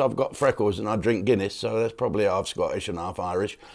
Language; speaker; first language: English; native; English